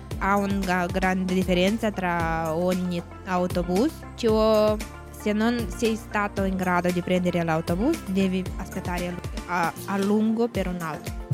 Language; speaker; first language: Italian; non-native, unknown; Romanian